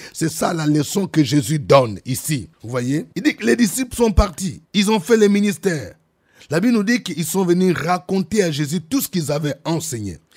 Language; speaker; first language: French; non-native, local second language; Lingala